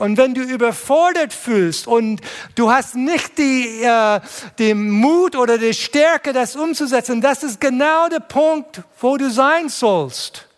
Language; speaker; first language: German; non-native, fluent; English